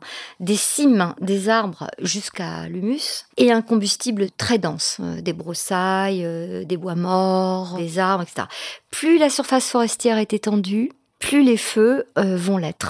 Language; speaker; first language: French; native; French